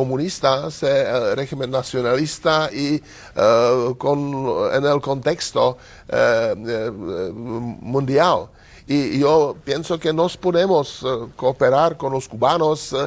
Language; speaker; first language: Spanish; non-native, learner; Czech